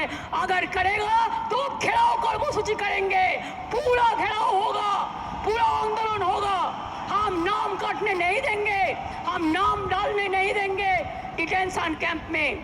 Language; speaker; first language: Hindi; non-native, local second language; Bangla